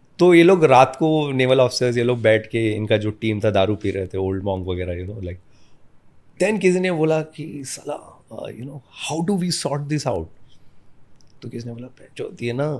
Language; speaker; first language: Hindi; non-native, local second language; Malayalam